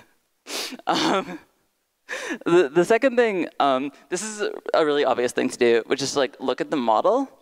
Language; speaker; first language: English; native; English